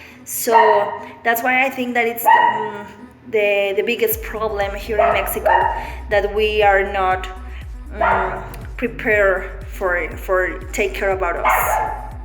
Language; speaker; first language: English; non-native, learner; Spanish